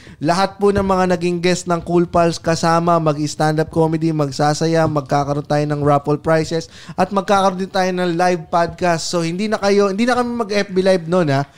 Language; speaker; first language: Filipino; native; Filipino